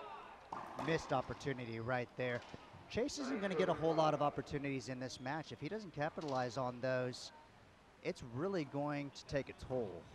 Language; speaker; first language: English; native; English